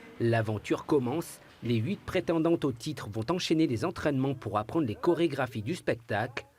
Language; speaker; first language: French; native; French